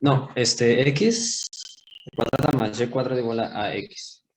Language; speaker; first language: Spanish; native; Spanish